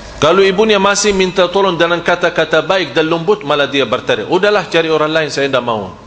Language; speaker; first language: Malay; non-native, fluent; Arabic